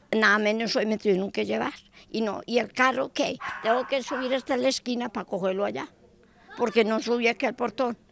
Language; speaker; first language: Spanish; native; Spanish